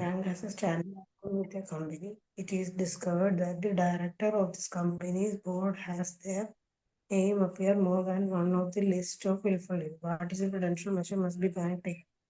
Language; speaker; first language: English; non-native, local second language; Malayalam